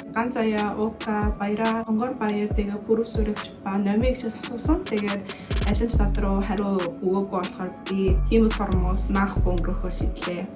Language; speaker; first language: Mongolian; early bilingual, heritage; Mongolian